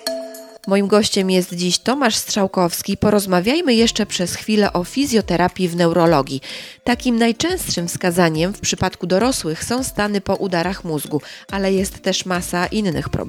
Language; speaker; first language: Polish; native; Polish